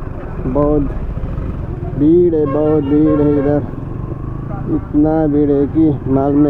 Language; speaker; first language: Hindi; non-native, learner; Nepali